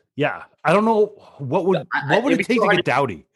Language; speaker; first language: English; native; English